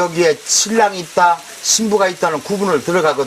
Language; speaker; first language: Korean; native; Korean